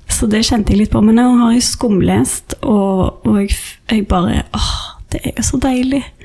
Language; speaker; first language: Norwegian; native; Norwegian